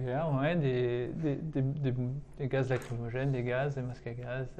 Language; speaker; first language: French; native; French